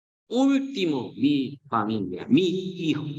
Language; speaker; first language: Spanish; non-native, learner; Korean